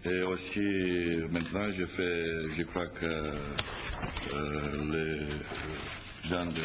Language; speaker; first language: French; non-native, learner; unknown